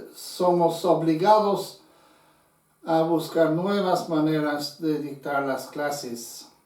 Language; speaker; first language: Spanish; non-native, fluent; English